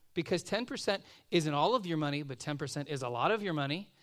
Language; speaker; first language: English; native; English